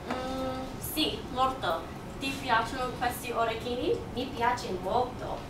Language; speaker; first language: Italian; non-native, learner; English